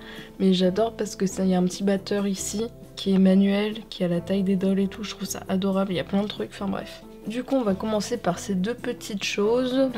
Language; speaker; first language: French; native; French